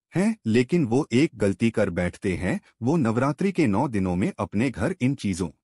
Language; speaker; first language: Hindi; native; Hindi